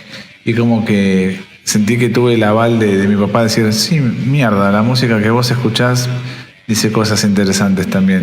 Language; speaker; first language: Spanish; native; Spanish